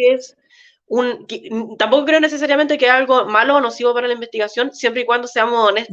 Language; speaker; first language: Spanish; native; Spanish